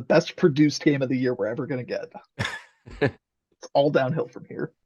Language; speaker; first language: English; native; English